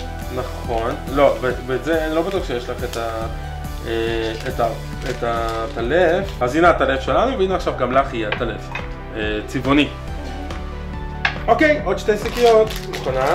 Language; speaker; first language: Hebrew; native; Hebrew